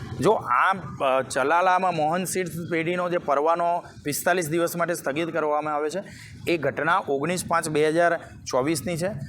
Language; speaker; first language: Gujarati; native; Gujarati